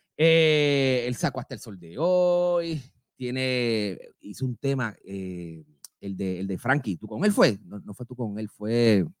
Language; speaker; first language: Spanish; native; Spanish